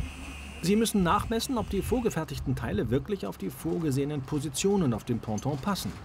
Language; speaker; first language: German; native; German